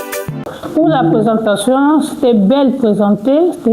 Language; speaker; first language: French; non-native, local second language; Lingala